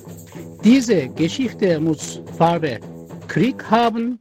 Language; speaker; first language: German; non-native, learner; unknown